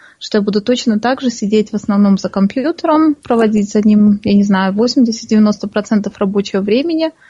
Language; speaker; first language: Russian; native; Russian